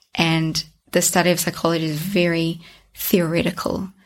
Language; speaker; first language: English; native; English